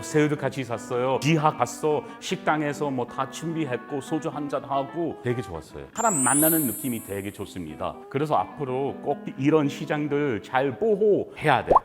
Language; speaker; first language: Korean; non-native, learner; English